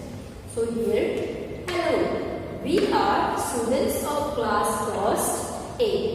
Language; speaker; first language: English; non-native, local second language; Hindi